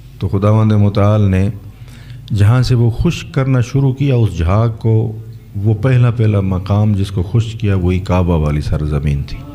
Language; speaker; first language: Urdu; non-native, local second language; Saraiki